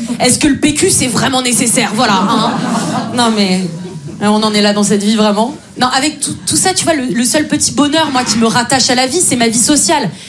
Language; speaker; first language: French; native; French